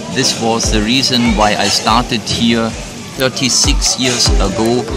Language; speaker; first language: English; non-native, fluent; German